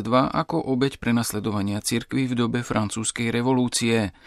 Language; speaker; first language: Slovak; native; Slovak